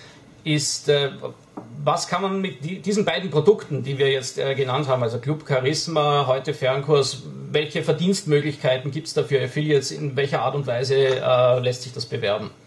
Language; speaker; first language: German; native; German